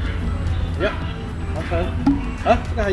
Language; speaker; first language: Chinese; native; Chinese